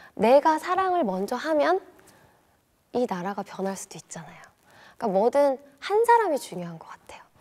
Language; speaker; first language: Korean; native; Korean